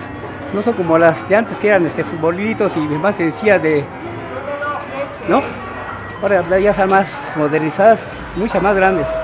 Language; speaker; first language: Spanish; native; Spanish